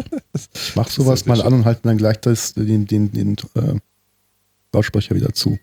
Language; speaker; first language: German; native; German